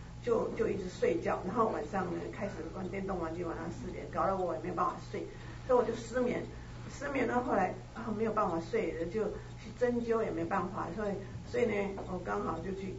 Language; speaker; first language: Chinese; native; Chinese